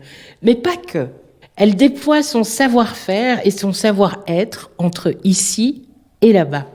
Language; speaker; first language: French; native; French